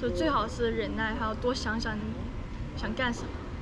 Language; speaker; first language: Chinese; early bilingual, other home language; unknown